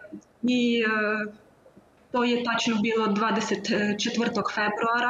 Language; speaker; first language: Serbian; non-native, learner; Ukrainian